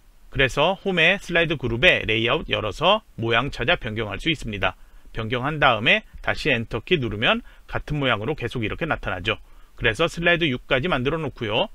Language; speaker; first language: Korean; native; Korean